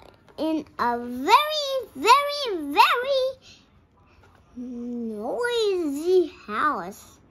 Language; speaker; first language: English; non-native, learner; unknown